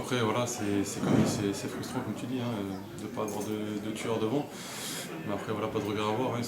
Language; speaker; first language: French; native; French